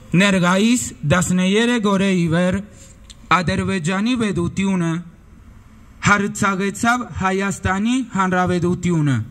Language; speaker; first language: Armenian; early bilingual, heritage; Armenian